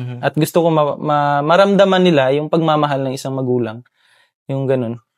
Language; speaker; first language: Filipino; non-native, local second language; Cebuano